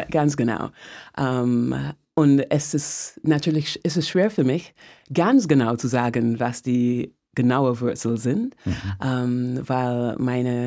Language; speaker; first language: German; non-native, fluent; English